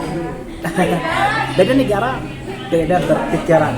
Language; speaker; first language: Indonesian; non-native, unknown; Arabic